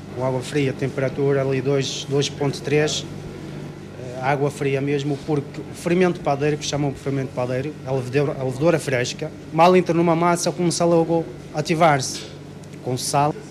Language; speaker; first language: Portuguese; non-native, fluent; Arabic